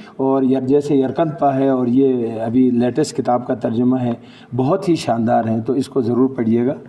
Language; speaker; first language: Urdu; non-native, local second language; Balti